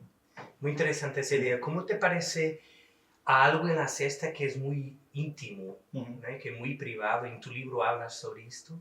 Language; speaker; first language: Spanish; non-native, fluent; Portuguese